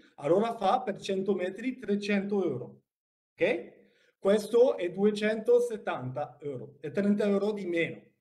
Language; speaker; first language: Italian; non-native, learner; French